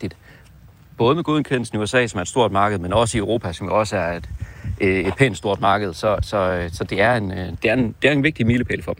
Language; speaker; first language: Danish; native; Danish